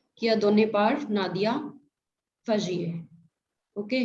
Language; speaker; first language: French; non-native, fluent; Hindi